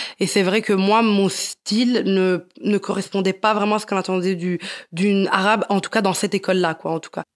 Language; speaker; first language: French; non-native, fluent; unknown